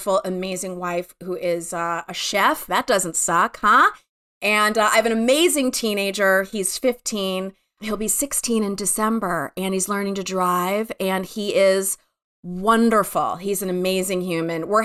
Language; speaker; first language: English; native; English